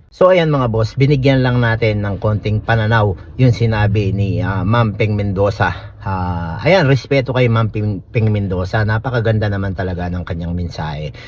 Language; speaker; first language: Filipino; native; Filipino